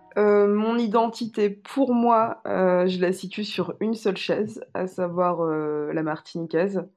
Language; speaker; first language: French; native; French